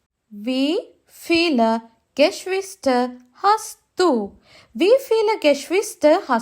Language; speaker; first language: German; non-native, learner; Sinhala